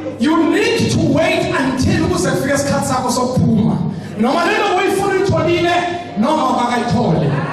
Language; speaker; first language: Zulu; non-native, local second language; Swati